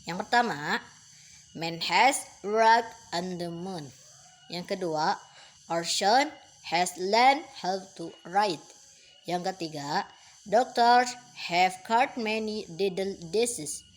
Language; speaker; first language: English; non-native, learner; Indonesian